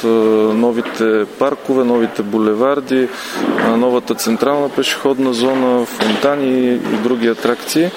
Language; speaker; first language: Bulgarian; native; Bulgarian